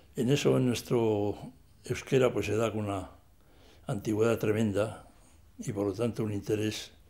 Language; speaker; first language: Spanish; non-native, local second language; Basque